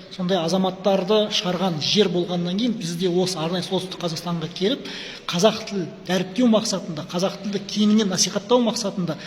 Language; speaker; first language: Kazakh; non-native, local second language; Russian